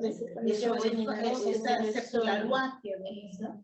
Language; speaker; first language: French; non-native, learner; Spanish